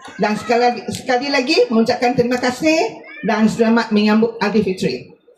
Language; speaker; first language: Malay; non-native, local second language; Chinese